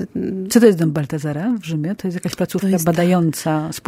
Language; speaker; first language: Polish; native; Polish